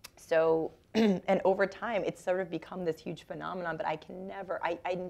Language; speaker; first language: English; native; English